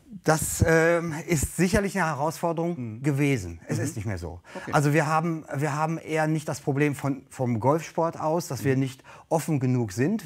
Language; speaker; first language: German; native; German